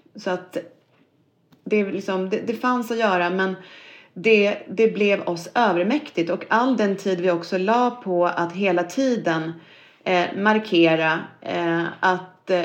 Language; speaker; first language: Swedish; native; Swedish